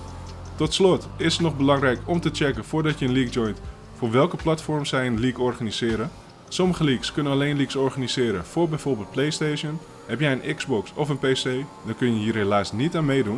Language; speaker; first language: Dutch; native; Dutch